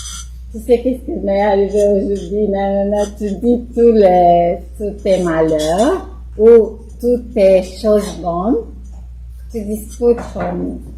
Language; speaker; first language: French; non-native, fluent; Romanian